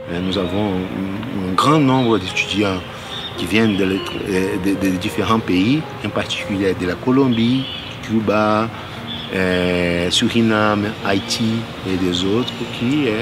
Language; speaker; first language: French; non-native, fluent; Portuguese